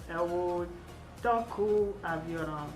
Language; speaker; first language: Portuguese; non-native, learner; Haitian Creole